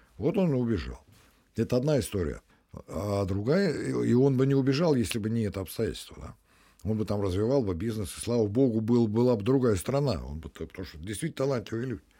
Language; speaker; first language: Russian; native; Russian